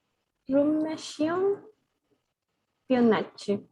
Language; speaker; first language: Polish; non-native, learner; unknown